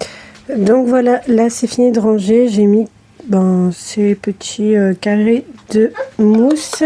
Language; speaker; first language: French; native; French